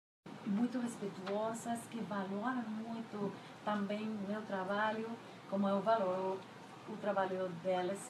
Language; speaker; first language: Portuguese; non-native, fluent; Spanish